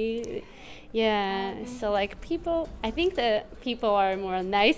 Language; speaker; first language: English; non-native, fluent; Japanese